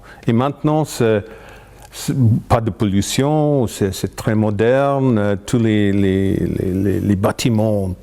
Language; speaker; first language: French; non-native, fluent; English